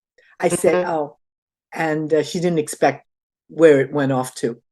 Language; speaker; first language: English; native; English